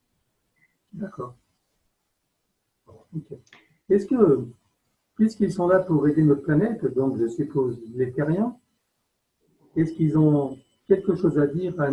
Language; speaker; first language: French; native; French